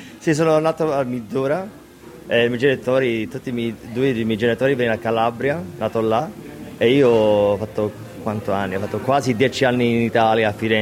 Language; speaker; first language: Italian; early bilingual, heritage; English